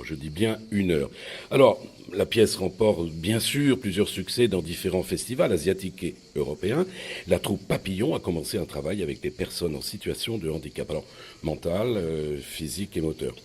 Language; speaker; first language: French; native; French